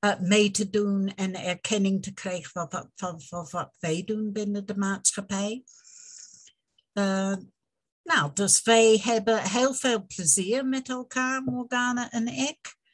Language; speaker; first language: Dutch; non-native, fluent; English